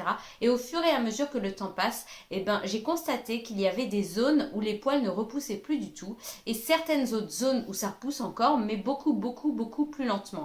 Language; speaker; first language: French; native; French